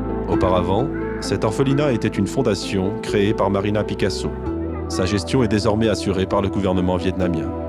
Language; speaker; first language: French; native; French